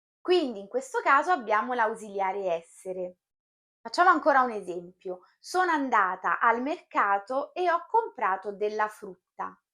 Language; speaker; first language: Italian; native; Italian